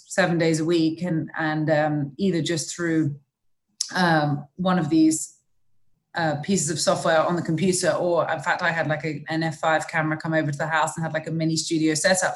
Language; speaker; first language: English; native; English